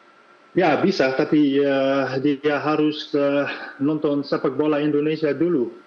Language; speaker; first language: Indonesian; non-native, fluent; Dutch